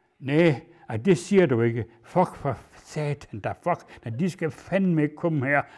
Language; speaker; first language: Danish; native; Danish